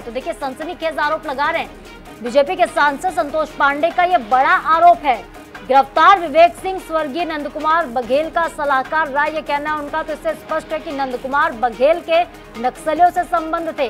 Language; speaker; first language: Hindi; native; Hindi